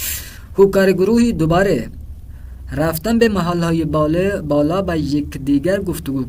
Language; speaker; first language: Persian; non-native, fluent; Urdu